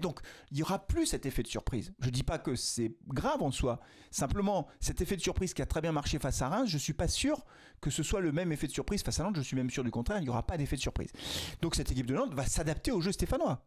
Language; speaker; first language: French; native; French